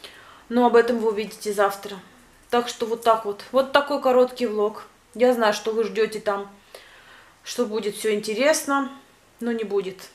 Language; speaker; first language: Russian; native; Russian